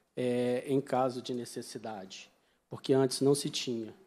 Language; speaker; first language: Portuguese; native; Portuguese